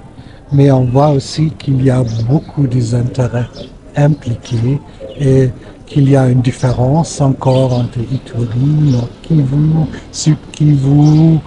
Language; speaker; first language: French; non-native, fluent; German